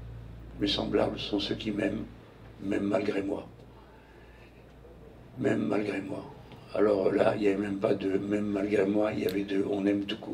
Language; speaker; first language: French; native; French